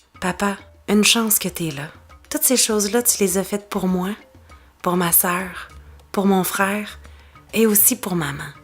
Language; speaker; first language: French; native; French